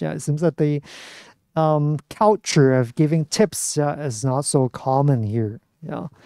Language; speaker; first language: German; non-native, fluent; Cantonese